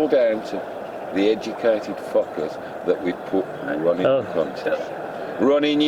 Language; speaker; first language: English; native; English